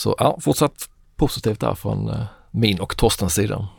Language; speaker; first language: Swedish; native; Swedish